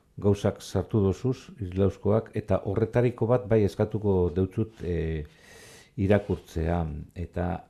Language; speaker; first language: Basque; native; Basque